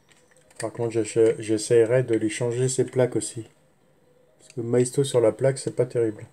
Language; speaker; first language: French; native; French